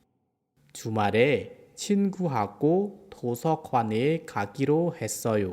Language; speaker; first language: Korean; non-native, fluent; Khmer